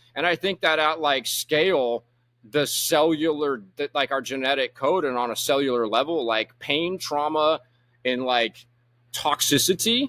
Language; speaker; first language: English; native; English